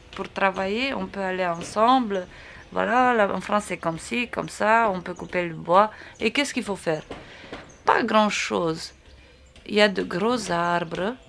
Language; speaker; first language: French; non-native, fluent; Romanian